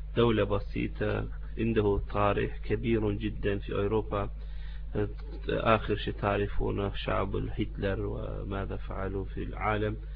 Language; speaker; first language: Arabic; non-native, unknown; Turkish